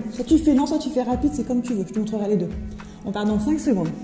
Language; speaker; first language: French; native; French